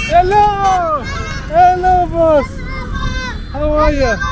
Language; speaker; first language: English; non-native, fluent; French